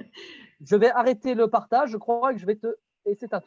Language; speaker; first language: French; native; French